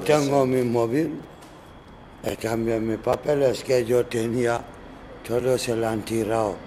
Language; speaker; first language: Spanish; non-native, learner; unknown